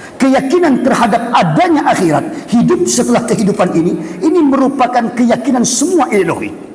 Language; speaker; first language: Malay; non-native, local second language; Buginese